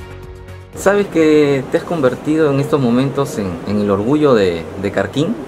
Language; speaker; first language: Spanish; native; Spanish